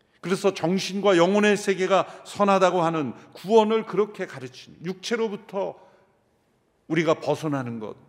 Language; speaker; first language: Korean; native; Korean